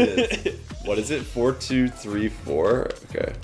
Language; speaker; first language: English; native; English